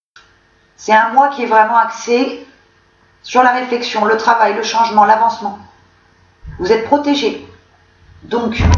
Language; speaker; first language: French; native; French